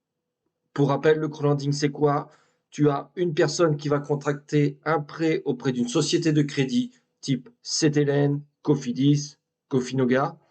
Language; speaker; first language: French; native; French